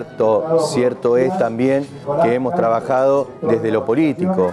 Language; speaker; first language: Spanish; native; Spanish